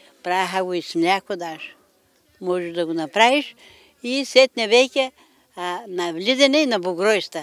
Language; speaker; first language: Bulgarian; native; Bulgarian